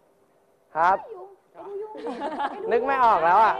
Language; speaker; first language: Thai; native; Thai